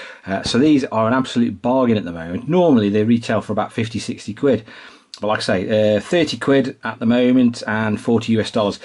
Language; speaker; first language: English; native; English